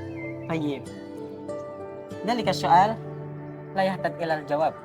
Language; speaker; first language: Arabic; non-native, learner; Indonesian